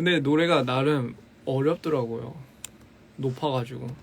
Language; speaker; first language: Korean; early bilingual, heritage; English